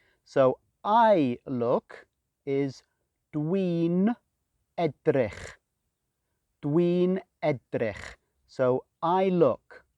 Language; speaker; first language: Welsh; non-native, fluent; English